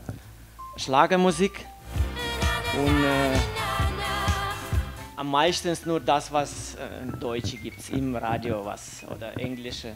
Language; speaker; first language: German; non-native, fluent; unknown